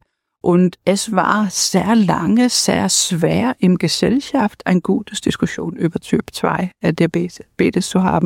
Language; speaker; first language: German; non-native, learner; Danish